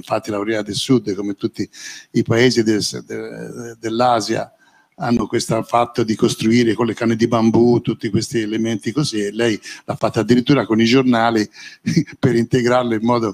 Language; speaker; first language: Italian; native; Italian